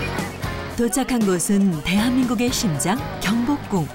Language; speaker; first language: Korean; native; Korean